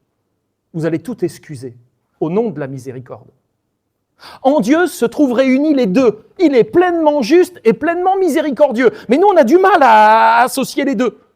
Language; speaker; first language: French; native; French